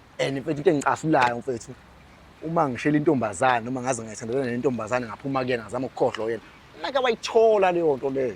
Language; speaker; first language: Zulu; native; Zulu